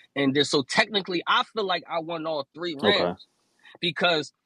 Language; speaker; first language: English; native; English